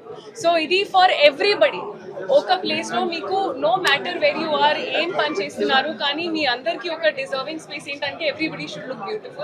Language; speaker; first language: Telugu; non-native, local second language; Hindi